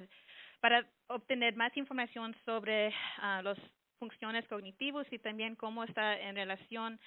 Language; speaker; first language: Spanish; early bilingual, heritage; Spanish